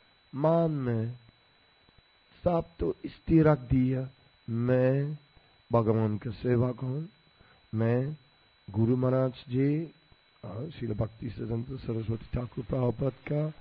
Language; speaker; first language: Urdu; non-native, learner; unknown